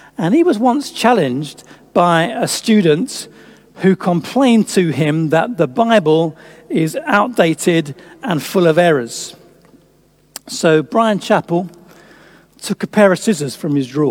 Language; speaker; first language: English; native; English